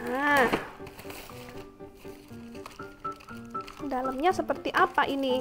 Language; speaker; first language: Indonesian; native; Indonesian